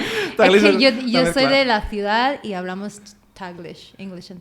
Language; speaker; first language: Spanish; non-native, fluent; Filipino